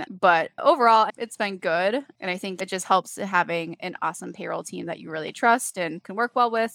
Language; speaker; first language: English; native; English